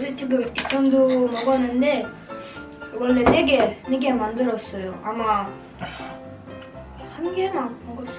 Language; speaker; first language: Korean; non-native, learner; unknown